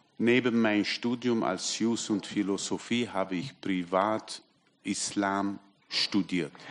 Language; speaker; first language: German; non-native, fluent; Armenian